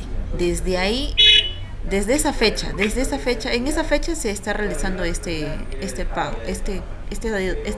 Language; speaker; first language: Spanish; native; Spanish